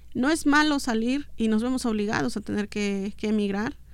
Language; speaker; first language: Spanish; non-native, local second language; Mixtepec Mixtec